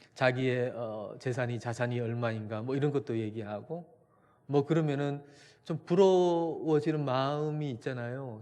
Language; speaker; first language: Korean; native; Korean